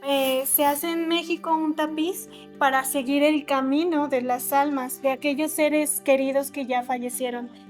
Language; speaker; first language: Spanish; native; Spanish